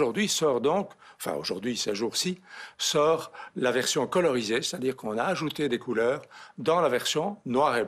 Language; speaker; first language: French; native; French